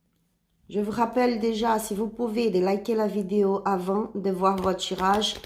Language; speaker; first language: French; non-native, learner; Spanish